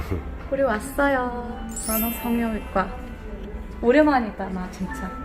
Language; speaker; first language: Korean; non-native, fluent; Mongolian